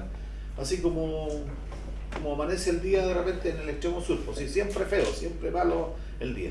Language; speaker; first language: Spanish; native; Spanish